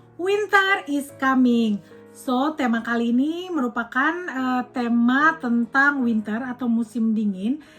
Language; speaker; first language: Indonesian; native; Indonesian